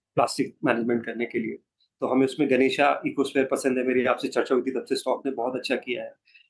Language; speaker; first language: Hindi; native; Hindi